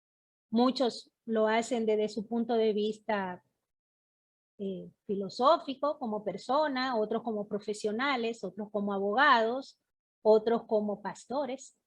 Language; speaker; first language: Spanish; native; Spanish